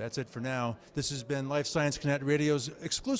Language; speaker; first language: English; native; English